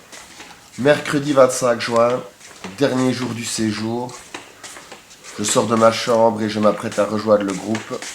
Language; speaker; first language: French; native; French